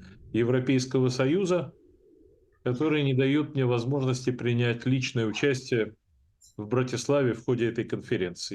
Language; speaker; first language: Russian; native; Russian